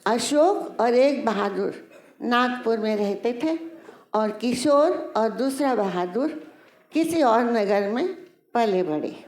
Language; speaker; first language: Hindi; native; Hindi